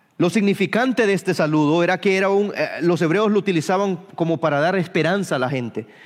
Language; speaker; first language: Spanish; early bilingual, heritage; Spanish